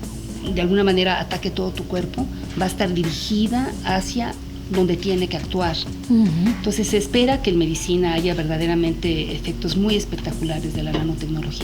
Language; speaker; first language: Spanish; native; Spanish